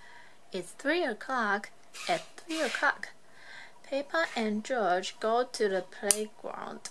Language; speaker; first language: English; non-native, fluent; Chinese